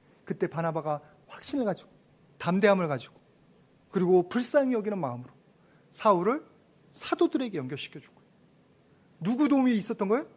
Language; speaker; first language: Korean; native; Korean